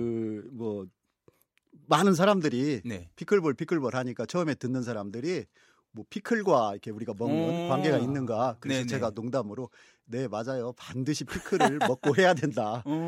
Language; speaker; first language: Korean; native; Korean